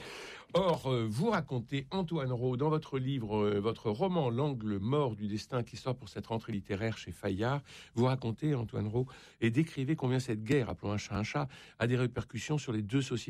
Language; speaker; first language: French; native; French